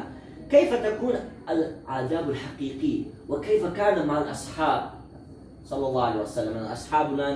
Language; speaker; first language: Arabic; non-native, learner; Uzbek